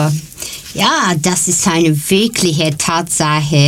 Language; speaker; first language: German; non-native, learner; Greek